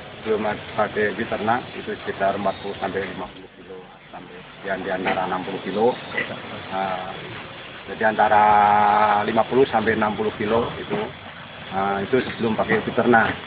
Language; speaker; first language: Indonesian; non-native, local second language; Javanese